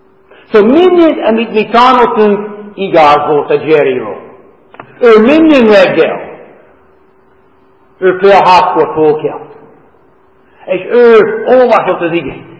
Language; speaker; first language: Hungarian; non-native, fluent; English